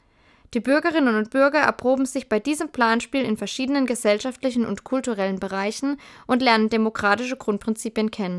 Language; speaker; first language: German; native; German